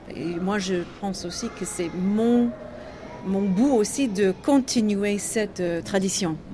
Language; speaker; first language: French; non-native, learner; English